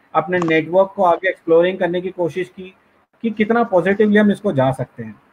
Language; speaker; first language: Hindi; native; Hindi